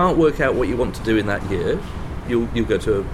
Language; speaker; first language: English; native; English